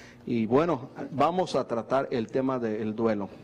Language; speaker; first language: Spanish; native; Spanish